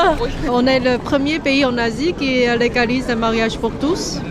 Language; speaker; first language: French; non-native, learner; Chinese